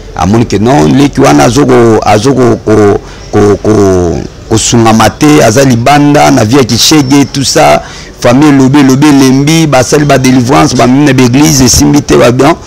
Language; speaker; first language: Lingala; native; Lingala